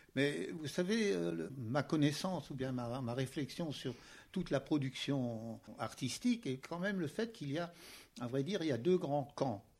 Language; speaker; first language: French; native; French